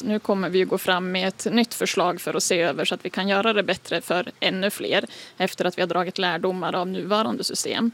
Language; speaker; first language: Swedish; native; Swedish